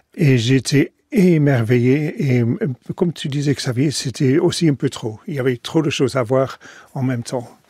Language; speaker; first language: French; non-native, fluent; Dutch